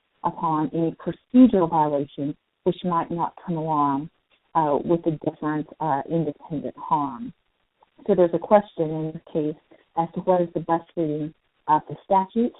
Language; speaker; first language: English; native; English